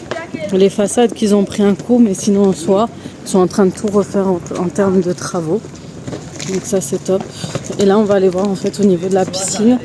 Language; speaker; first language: French; native; French